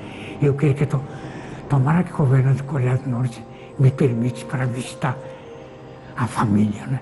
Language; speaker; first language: Portuguese; non-native, fluent; Korean